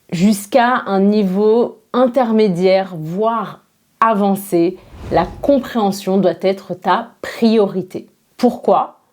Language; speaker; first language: French; native; French